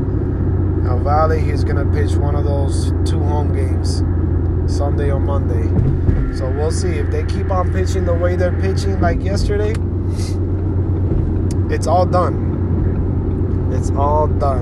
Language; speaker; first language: English; non-native, fluent; Spanish